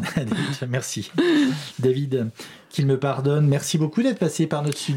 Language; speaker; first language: French; native; French